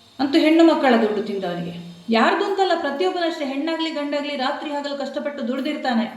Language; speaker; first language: Kannada; non-native, local second language; Tulu